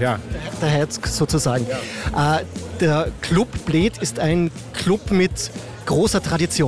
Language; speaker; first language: German; native; German